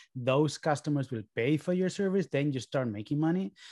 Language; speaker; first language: English; early bilingual, other home language; Spanish